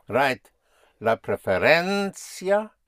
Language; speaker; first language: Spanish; non-native, fluent; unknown